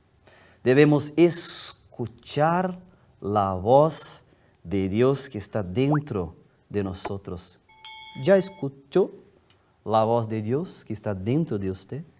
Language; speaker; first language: Spanish; non-native, fluent; Portuguese